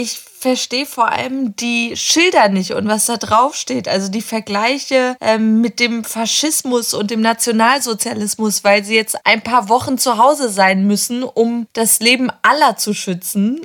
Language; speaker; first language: German; native; German